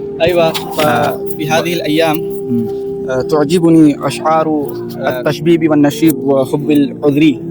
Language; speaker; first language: Arabic; non-native, fluent; Urdu